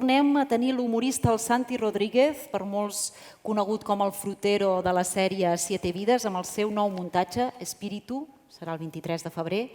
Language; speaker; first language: Catalan; native; Catalan